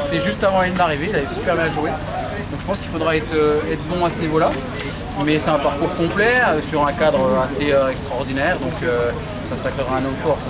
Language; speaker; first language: French; native; French